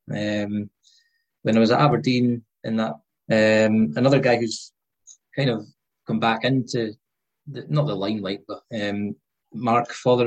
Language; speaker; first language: English; native; English